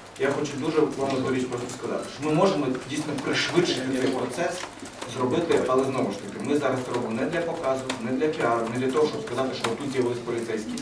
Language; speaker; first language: Ukrainian; early bilingual, other home language; Persian